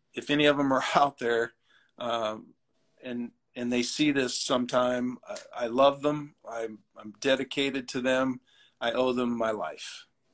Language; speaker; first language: English; native; English